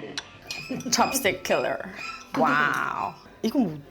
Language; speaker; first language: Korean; non-native, learner; German